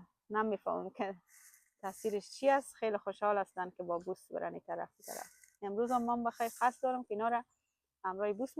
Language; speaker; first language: Persian; native; Persian